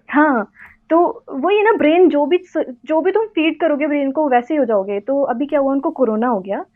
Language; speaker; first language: Hindi; native; Hindi